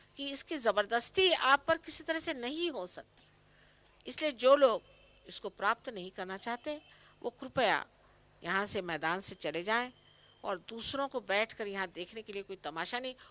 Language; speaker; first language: Hindi; non-native, local second language; Marathi